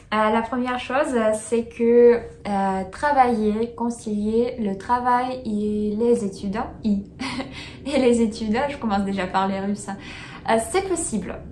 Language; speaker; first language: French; non-native, fluent; Russian